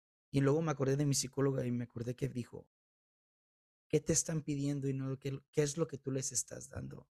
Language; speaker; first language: Spanish; early bilingual, heritage; Spanish